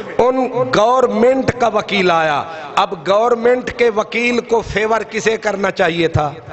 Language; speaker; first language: Urdu; non-native, local second language; Punjabi